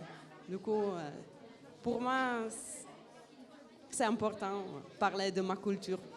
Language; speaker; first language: French; non-native, fluent; Czech